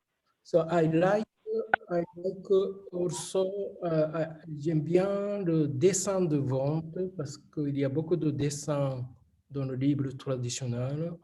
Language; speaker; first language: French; non-native, fluent; Japanese